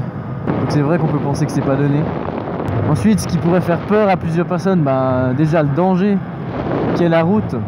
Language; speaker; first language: French; native; French